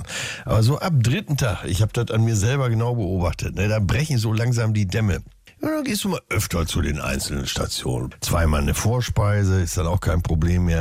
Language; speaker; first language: German; native; German